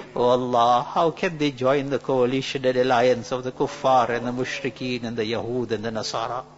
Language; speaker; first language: English; native; English